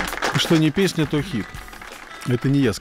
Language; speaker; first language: Russian; native; Russian